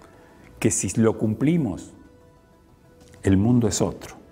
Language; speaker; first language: Spanish; native; Spanish